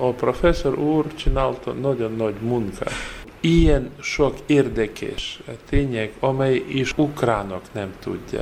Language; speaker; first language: Hungarian; non-native, learner; Ukrainian